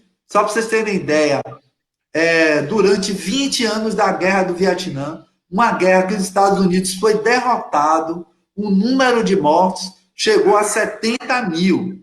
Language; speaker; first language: Portuguese; native; Portuguese